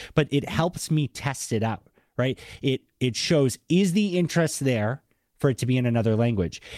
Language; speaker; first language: English; native; English